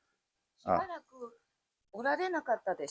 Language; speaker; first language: Japanese; native; Japanese